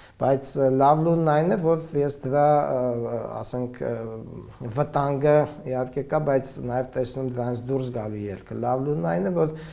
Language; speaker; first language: Armenian; native; Armenian